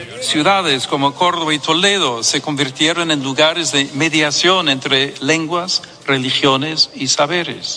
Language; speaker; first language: Spanish; non-native, fluent; English